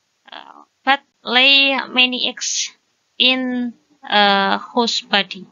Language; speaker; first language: English; non-native, learner; Indonesian